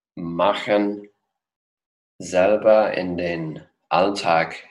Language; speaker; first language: German; non-native, fluent; English